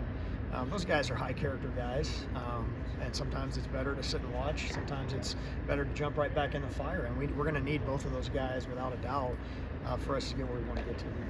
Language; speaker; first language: English; native; English